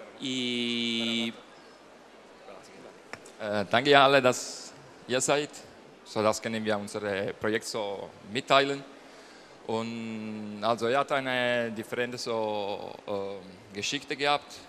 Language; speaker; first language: German; non-native, learner; Spanish